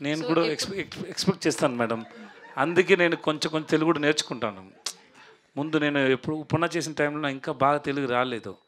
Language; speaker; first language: Telugu; non-native, learner; Tamil